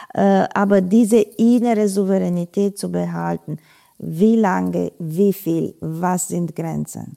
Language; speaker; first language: German; non-native, fluent; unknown